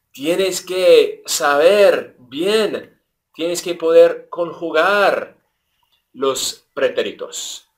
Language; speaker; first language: Spanish; non-native, fluent; English